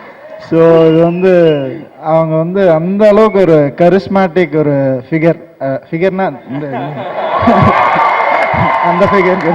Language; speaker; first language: Tamil; native; Tamil